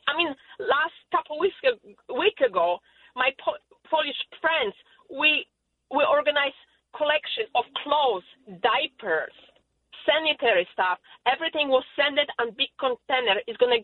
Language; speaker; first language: English; non-native, learner; Polish